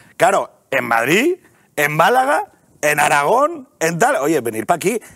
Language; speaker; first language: Spanish; native; Spanish